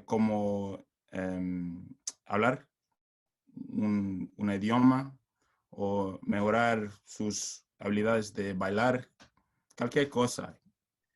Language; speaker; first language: Spanish; non-native, learner; English